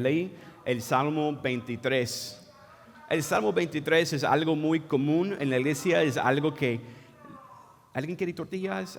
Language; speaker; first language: Spanish; non-native, fluent; English